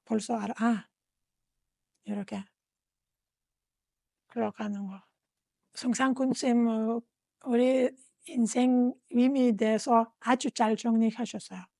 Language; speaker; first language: Korean; non-native, fluent; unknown